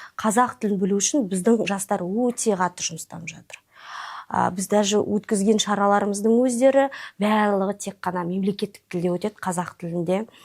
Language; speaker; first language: Kazakh; non-native, local second language; Russian